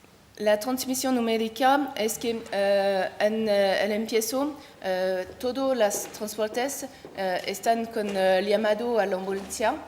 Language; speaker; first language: Spanish; non-native, learner; French